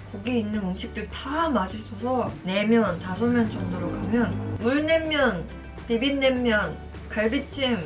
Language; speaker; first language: Korean; non-native, fluent; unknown